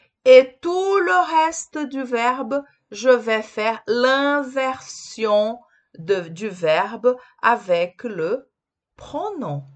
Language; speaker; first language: French; non-native, fluent; Portuguese